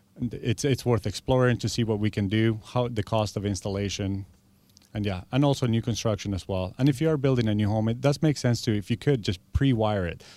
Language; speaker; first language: English; early bilingual, other home language; Spanish